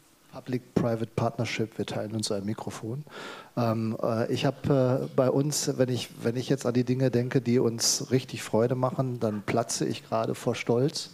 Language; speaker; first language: German; native; German